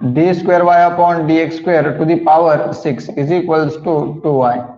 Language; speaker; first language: English; non-native, local second language; Marathi